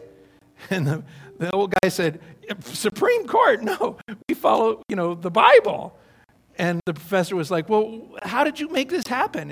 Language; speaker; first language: English; native; English